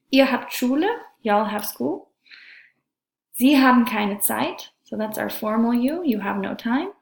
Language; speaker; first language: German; non-native, fluent; English